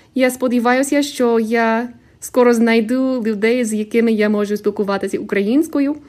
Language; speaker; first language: Ukrainian; non-native, fluent; English